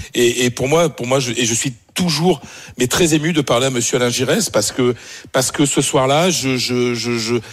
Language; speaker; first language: French; native; French